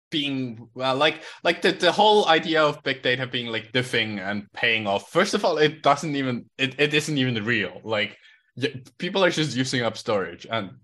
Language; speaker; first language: English; non-native, fluent; Swiss German